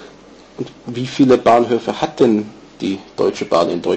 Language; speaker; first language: German; non-native, fluent; English